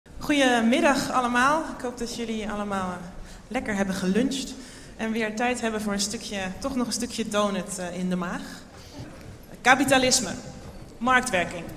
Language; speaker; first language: Dutch; native; Dutch